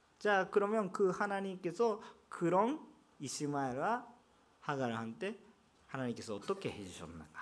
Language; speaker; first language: Korean; non-native, fluent; Japanese